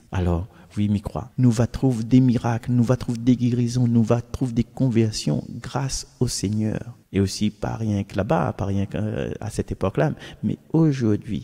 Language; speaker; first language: French; non-native, local second language; Réunion Creole French